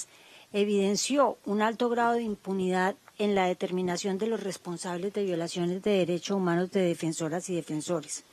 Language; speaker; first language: Spanish; native; Spanish